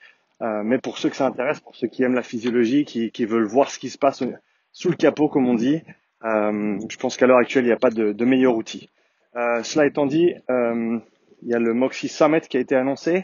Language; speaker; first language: French; native; French